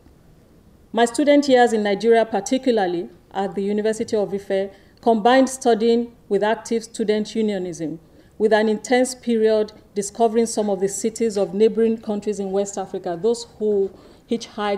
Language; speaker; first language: English; non-native, local second language; Yoruba